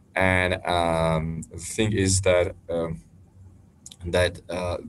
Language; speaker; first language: English; non-native, fluent; Slovak